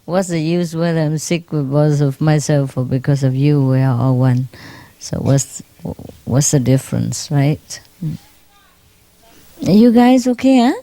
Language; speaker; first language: English; non-native, fluent; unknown